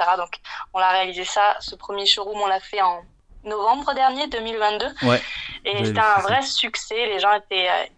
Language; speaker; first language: French; native; French